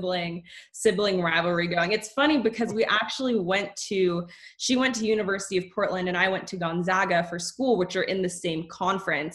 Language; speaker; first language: English; native; English